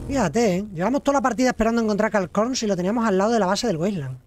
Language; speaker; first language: Spanish; native; Spanish